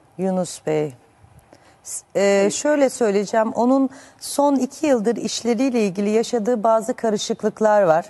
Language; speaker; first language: Turkish; native; Turkish